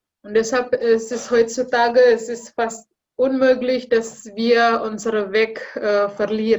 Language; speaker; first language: German; non-native, learner; Indonesian